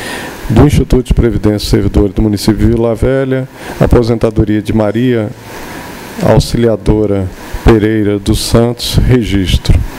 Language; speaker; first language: Portuguese; native; Portuguese